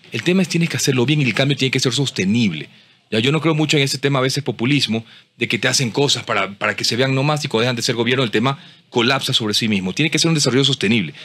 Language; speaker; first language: Spanish; native; Spanish